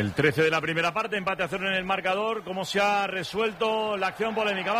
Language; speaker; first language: Spanish; native; Spanish